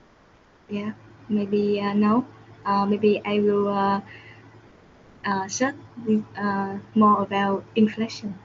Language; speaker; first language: English; non-native, learner; Vietnamese